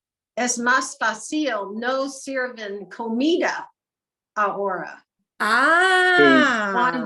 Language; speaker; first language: Spanish; non-native, learner; English